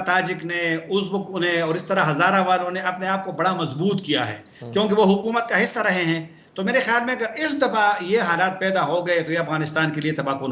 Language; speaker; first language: Hindi; non-native, local second language; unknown